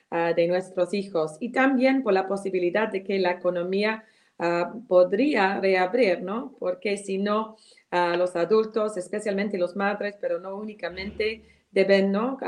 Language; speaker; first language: Spanish; non-native, fluent; English